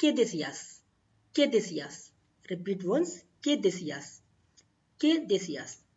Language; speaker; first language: Spanish; non-native, learner; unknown